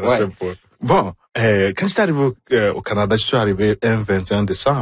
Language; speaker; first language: French; non-native, fluent; Igbo